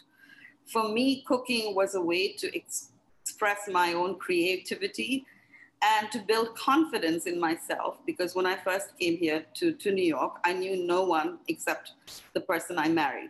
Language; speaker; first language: English; non-native, local second language; Hindi